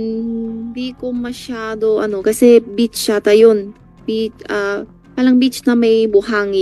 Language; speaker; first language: Filipino; non-native, learner; Chinese